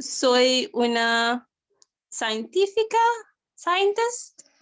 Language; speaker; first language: Spanish; non-native, learner; English